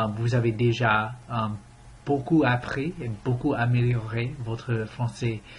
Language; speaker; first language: French; non-native, fluent; English